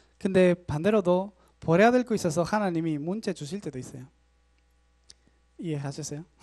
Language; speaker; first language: Korean; non-native, learner; Spanish